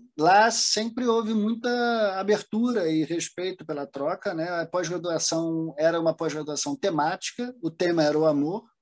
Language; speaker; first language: Portuguese; early bilingual, other home language; German